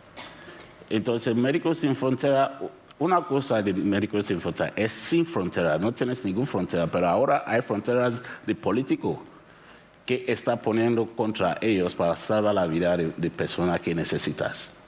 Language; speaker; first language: Spanish; non-native, learner; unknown